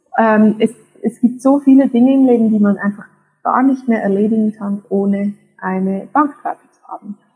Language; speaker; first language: German; native; German